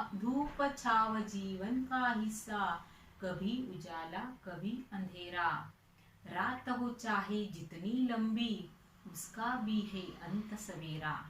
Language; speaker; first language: Hindi; non-native, local second language; Marathi